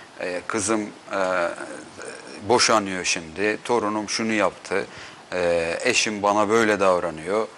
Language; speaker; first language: Turkish; native; Turkish